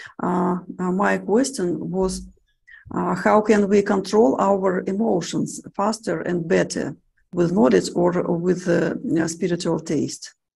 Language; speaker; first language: English; non-native, learner; Russian